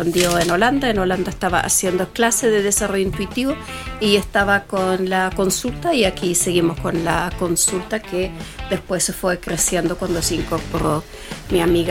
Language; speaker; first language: Spanish; non-native, fluent; Dutch